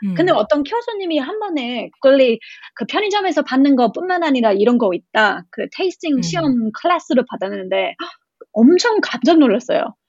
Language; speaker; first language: Korean; non-native, learner; English